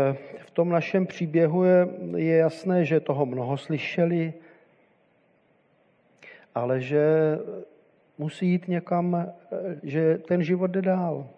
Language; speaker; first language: Czech; native; Czech